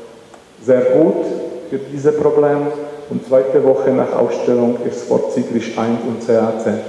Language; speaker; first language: German; non-native, learner; Czech